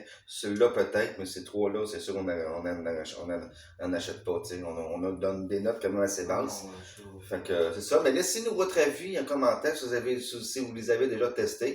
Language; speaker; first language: French; native; French